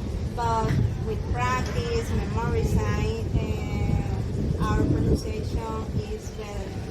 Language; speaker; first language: English; non-native, learner; Spanish